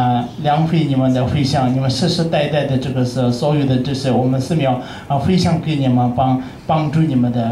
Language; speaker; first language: Chinese; non-native, learner; Tibetan